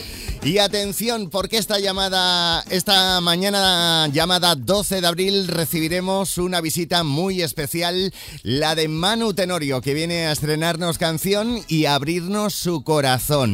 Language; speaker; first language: Spanish; native; Spanish